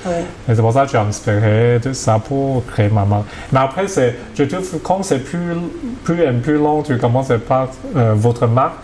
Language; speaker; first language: French; non-native, learner; Cantonese